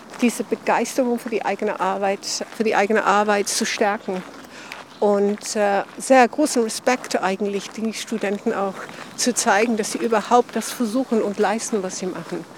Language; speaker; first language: German; non-native, fluent; English